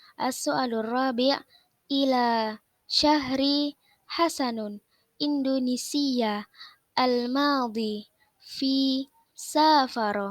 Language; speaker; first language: Arabic; non-native, fluent; Indonesian